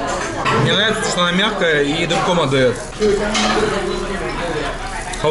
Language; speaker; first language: Russian; native; Russian